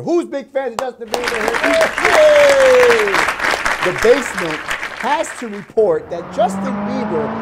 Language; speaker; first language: English; native; English